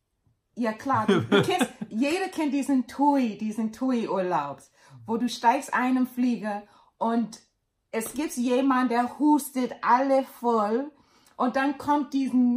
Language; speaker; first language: German; non-native, learner; English